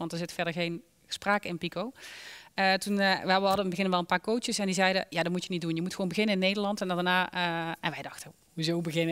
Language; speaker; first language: Dutch; native; Dutch